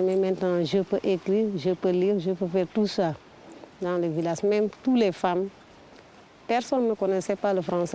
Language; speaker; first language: French; non-native, learner; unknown